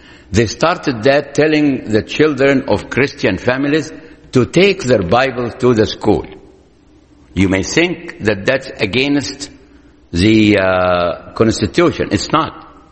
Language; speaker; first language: English; non-native, fluent; Arabic